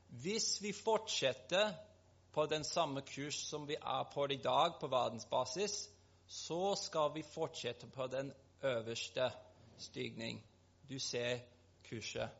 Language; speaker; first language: Norwegian; non-native, fluent; English